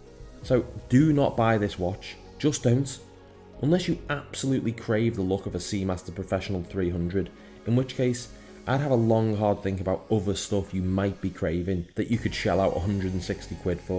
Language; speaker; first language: English; native; English